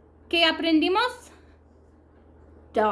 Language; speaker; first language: Spanish; non-native, learner; English